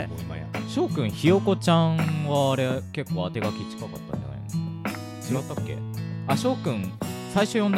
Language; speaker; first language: Japanese; native; Japanese